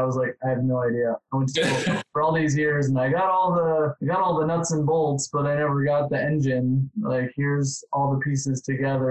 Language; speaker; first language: English; native; English